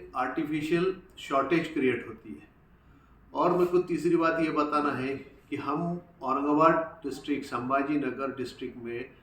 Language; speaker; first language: Hindi; non-native, local second language; Urdu